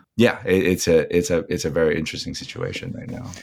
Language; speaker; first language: English; non-native, fluent; Chinese